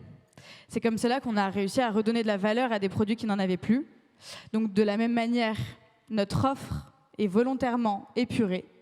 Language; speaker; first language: French; native; French